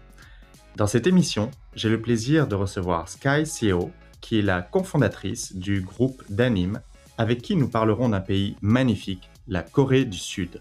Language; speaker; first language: French; native; French